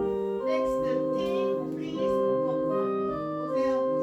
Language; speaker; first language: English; non-native, learner; Korean